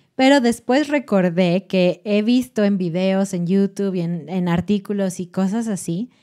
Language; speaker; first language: Spanish; native; Spanish